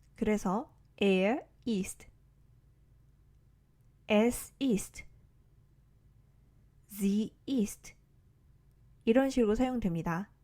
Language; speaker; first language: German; non-native, learner; Korean